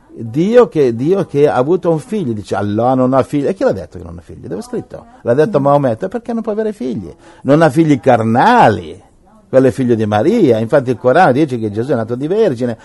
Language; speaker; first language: Italian; native; Italian